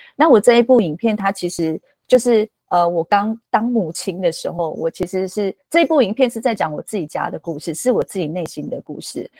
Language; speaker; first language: Chinese; non-native, local second language; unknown